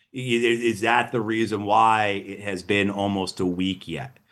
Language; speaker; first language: English; native; English